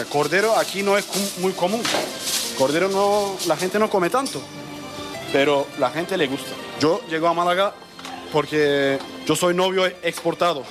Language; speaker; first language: Spanish; non-native, learner; Turkish